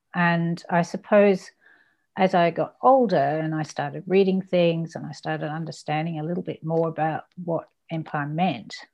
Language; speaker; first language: English; native; English